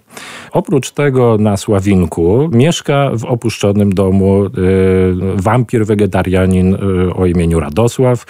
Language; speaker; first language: Polish; native; Polish